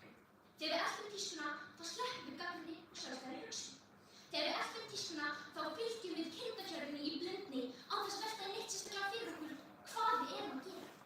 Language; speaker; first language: Icelandic; native; Icelandic